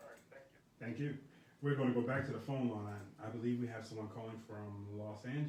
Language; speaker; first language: English; native; English